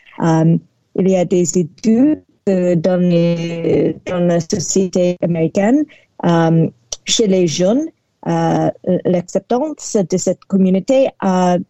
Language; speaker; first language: French; non-native, learner; English